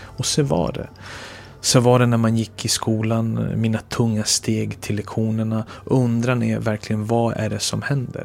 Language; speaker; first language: Swedish; early bilingual, other home language; Serbian